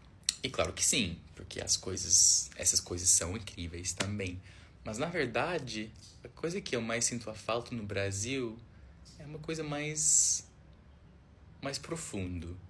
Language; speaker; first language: Portuguese; non-native, fluent; English